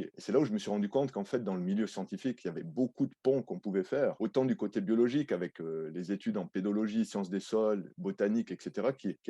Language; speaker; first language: French; native; French